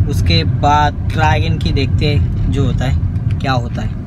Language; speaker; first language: Hindi; non-native, local second language; Marathi